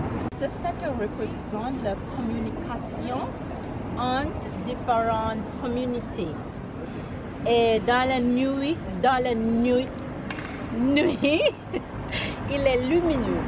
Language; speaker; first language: French; non-native, learner; English